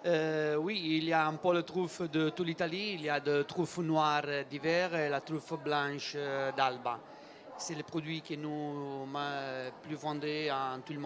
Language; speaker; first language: French; non-native, learner; Italian